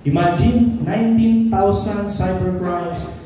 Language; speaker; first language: English; non-native, local second language; Filipino